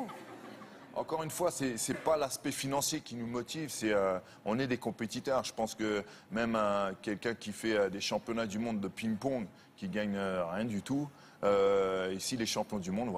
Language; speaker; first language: French; native; French